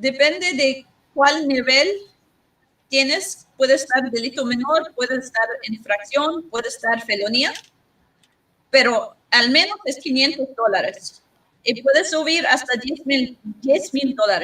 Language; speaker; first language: Spanish; non-native, learner; English